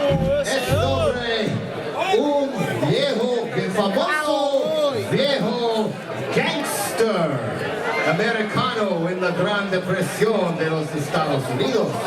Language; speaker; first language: Spanish; non-native, learner; English